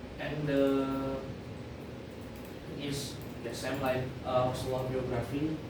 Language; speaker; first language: English; non-native, learner; Indonesian